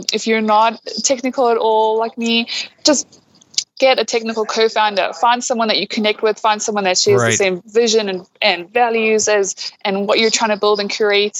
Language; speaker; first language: English; native; English